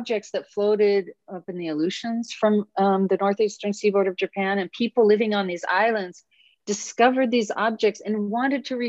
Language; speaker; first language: English; native; English